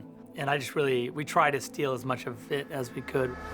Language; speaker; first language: English; native; English